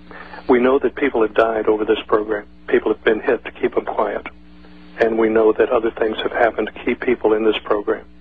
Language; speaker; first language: English; native; English